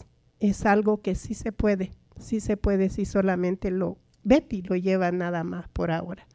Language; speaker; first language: Spanish; native; Spanish